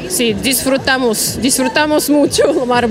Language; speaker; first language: Spanish; non-native, learner; Russian